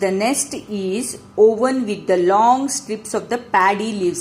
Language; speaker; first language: English; non-native, local second language; Kannada